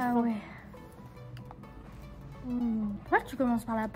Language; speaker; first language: French; native; French